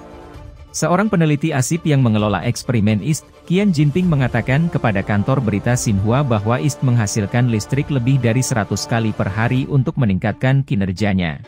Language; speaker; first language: Indonesian; native; Indonesian